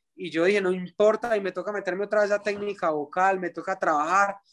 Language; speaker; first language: Spanish; native; Spanish